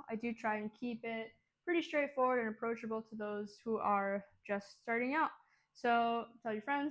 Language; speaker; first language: English; native; English